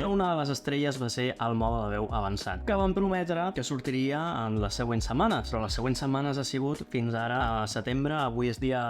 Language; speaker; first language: Catalan; native; Catalan